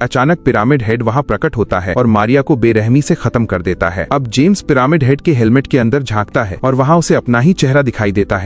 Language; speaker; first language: Hindi; native; Hindi